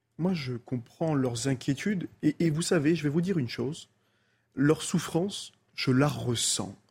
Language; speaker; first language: French; native; French